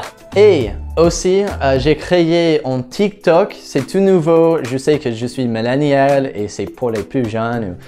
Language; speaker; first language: French; non-native, fluent; English